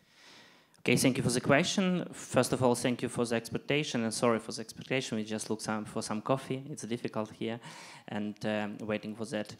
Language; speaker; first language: English; non-native, learner; Ukrainian